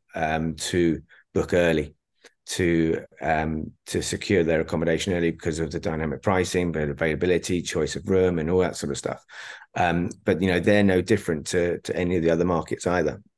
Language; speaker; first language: English; native; English